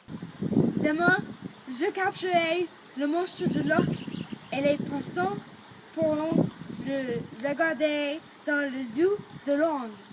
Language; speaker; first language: French; non-native, learner; English